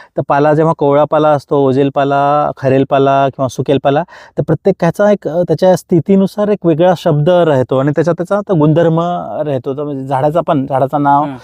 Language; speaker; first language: Marathi; non-native, local second language; Kukna